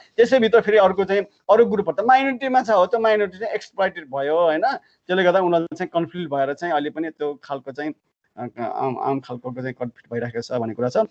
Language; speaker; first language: Nepali; native; Nepali